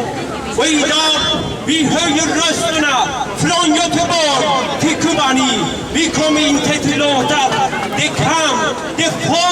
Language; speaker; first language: Swedish; non-native, fluent; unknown